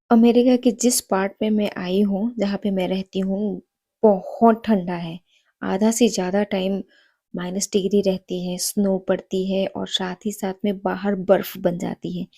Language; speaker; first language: Hindi; non-native, local second language; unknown